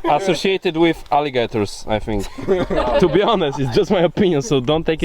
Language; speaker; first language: English; non-native, fluent; Polish